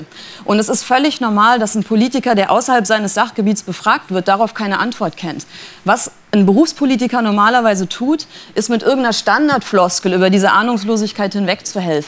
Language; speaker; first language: German; native; German